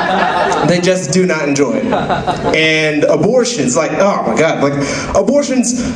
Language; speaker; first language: English; native; English